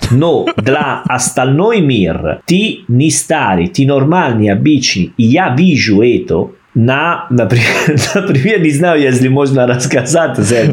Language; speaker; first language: Russian; non-native, fluent; Italian